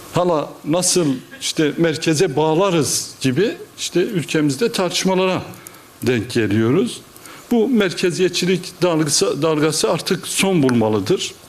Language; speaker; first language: Turkish; non-native, local second language; Kurdish